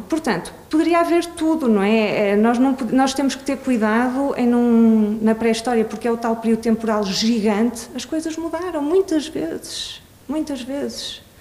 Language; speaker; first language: Portuguese; early bilingual, other home language; Swedish